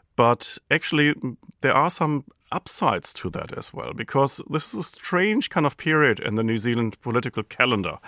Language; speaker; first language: English; non-native, fluent; German